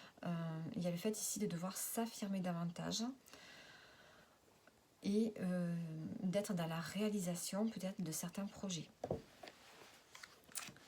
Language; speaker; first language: French; native; French